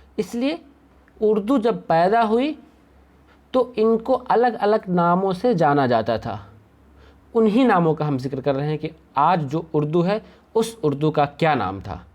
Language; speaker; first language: Urdu; native; Urdu